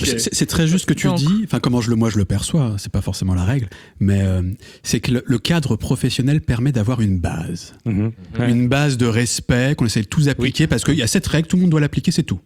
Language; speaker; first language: French; native; French